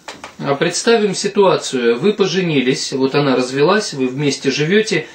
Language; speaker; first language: Russian; native; Russian